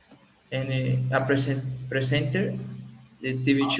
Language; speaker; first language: English; non-native, learner; Portuguese